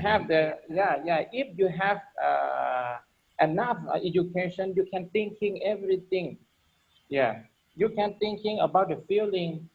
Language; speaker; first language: English; non-native, learner; Lao